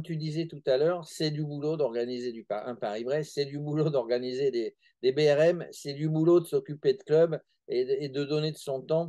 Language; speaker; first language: French; native; French